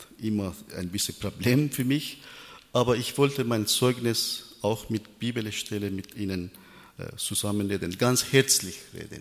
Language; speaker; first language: German; non-native, learner; Persian